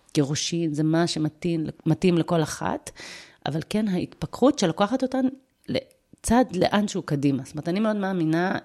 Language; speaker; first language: Hebrew; early bilingual, other home language; Russian